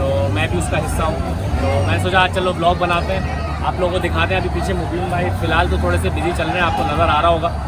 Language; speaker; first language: Urdu; native; Urdu